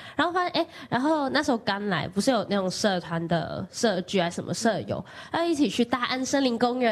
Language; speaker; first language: Chinese; non-native, local second language; Cantonese